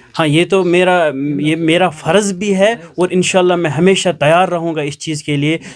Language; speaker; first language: Urdu; non-native, local second language; Kashmiri